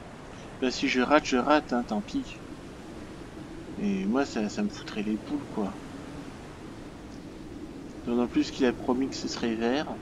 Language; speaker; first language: French; native; French